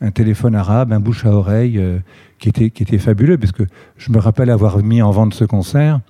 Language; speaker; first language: French; native; French